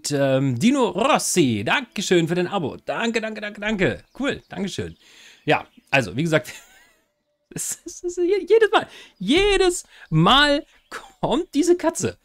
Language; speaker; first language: German; native; German